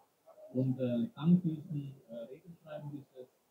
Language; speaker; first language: German; non-native, learner; Italian